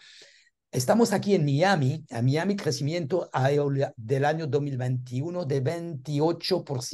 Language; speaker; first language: Spanish; non-native, learner; French